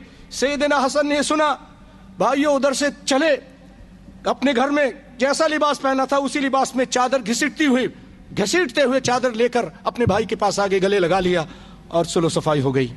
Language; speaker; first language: Urdu; native; Urdu